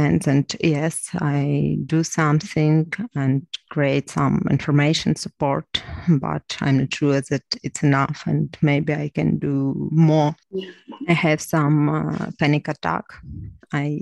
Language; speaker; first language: English; non-native, learner; Ukrainian